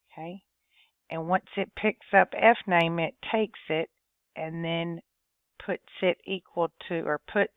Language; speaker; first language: English; native; English